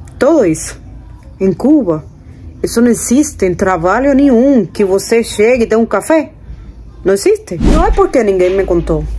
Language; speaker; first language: Portuguese; non-native, fluent; Spanish